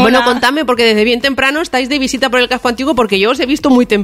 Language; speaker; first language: Spanish; native; Spanish